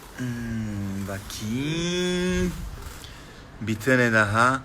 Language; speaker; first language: Turkish; non-native, learner; Portuguese